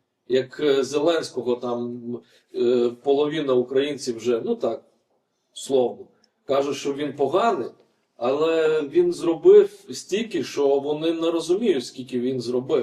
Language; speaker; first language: Ukrainian; non-native, fluent; Lithuanian